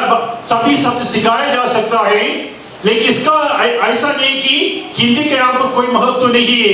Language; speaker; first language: Hindi; non-native, local second language; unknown